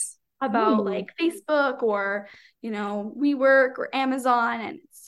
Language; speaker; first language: English; native; English